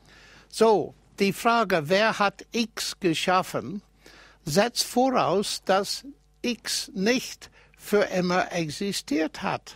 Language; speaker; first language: German; non-native, fluent; English